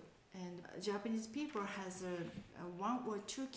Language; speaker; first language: English; non-native, learner; Japanese